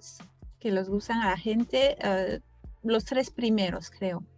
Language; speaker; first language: Spanish; non-native, fluent; French